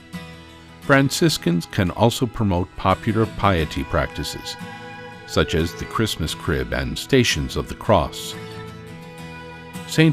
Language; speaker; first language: English; native; English